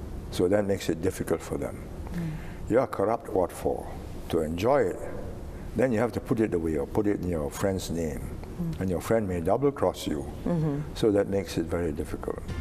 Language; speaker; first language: English; native; English